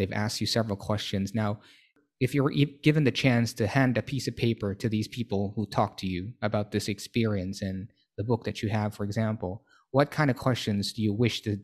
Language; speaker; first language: English; non-native, local second language; Filipino